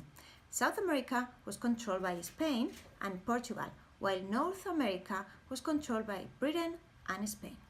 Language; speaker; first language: English; non-native, fluent; Spanish